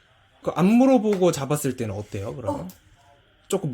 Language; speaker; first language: Korean; native; Korean